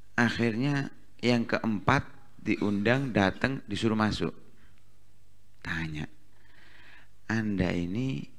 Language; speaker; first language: Indonesian; non-native, local second language; Javanese